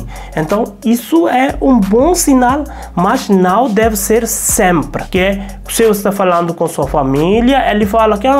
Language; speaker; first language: Portuguese; non-native, learner; Hindi